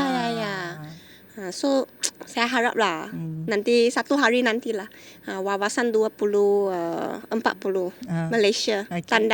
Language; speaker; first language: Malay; non-native, local second language; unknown